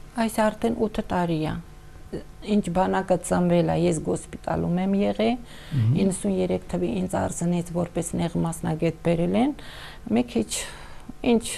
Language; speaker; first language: Armenian; non-native, local second language; Kurdish